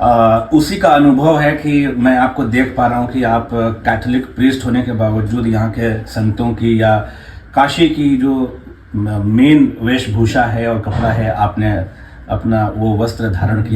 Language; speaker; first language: Hindi; native; Hindi